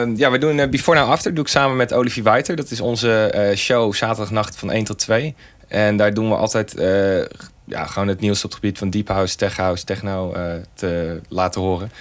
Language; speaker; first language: Dutch; native; Dutch